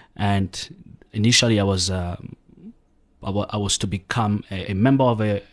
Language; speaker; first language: English; non-native, local second language; Southern Sotho